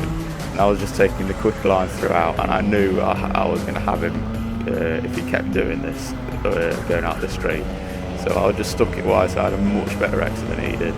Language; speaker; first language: English; native; English